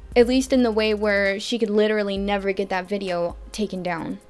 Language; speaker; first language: English; native; English